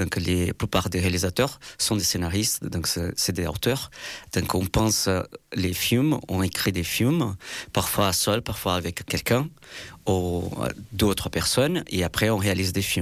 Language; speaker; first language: French; non-native, fluent; Portuguese